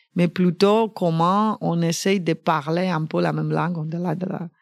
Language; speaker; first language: French; non-native, fluent; Greek